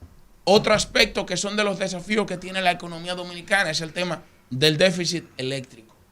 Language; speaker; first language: Spanish; native; Spanish